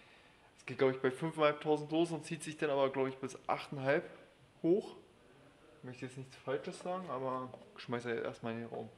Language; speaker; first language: German; native; German